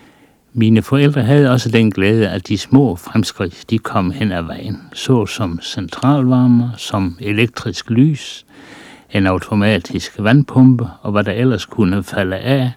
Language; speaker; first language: Danish; native; Danish